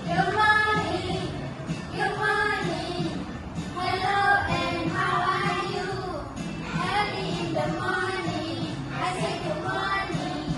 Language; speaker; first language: English; non-native, learner; Malay